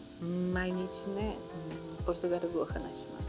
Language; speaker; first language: Japanese; non-native, learner; Portuguese